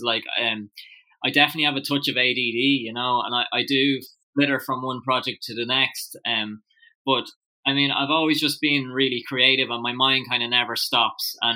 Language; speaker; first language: English; native; English